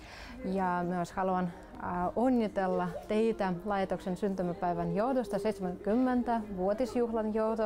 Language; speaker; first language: Finnish; non-native, local second language; Russian